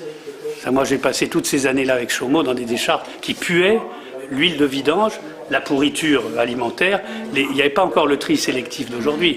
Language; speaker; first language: French; native; French